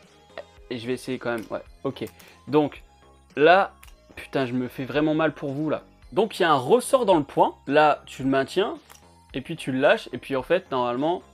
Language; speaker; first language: French; native; French